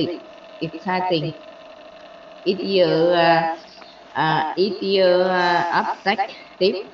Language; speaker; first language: English; non-native, learner; Vietnamese